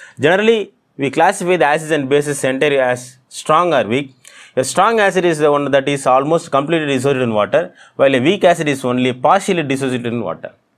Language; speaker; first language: English; non-native, local second language; Tamil